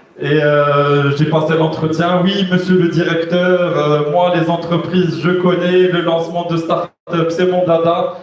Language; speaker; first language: French; non-native, local second language; Arabic